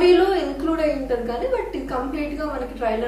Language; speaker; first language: Telugu; native; Telugu